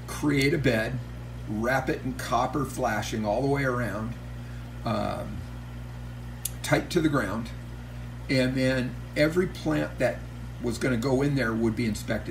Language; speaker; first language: English; native; English